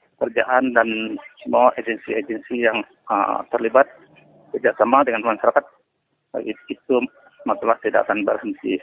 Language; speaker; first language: Malay; non-native, local second language; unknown